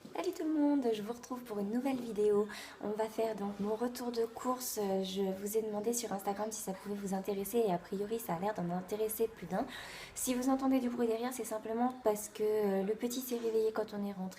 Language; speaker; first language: French; native; French